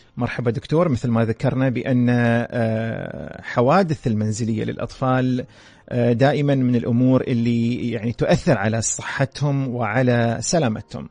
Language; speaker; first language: Arabic; native; Arabic